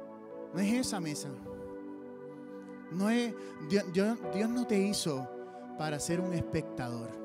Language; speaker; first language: Spanish; native; Spanish